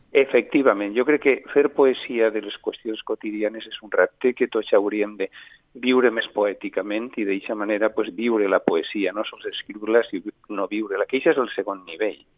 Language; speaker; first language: Catalan; non-native, local second language; Spanish